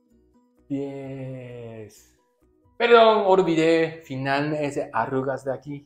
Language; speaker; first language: Spanish; non-native, learner; Japanese